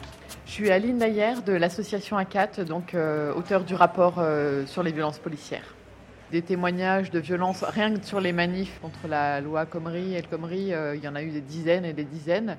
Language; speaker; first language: French; native; French